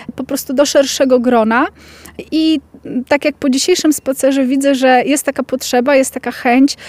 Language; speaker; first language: Polish; native; Polish